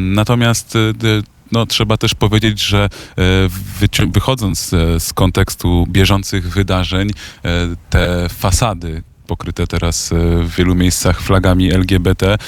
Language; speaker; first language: Polish; native; Polish